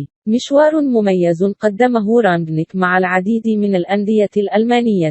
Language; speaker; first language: Arabic; native; Arabic